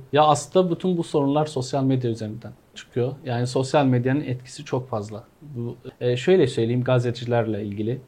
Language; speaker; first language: Turkish; non-native, fluent; Arabic